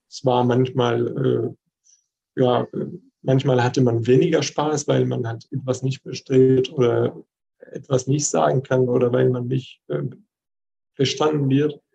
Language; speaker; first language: German; non-native, fluent; Arabic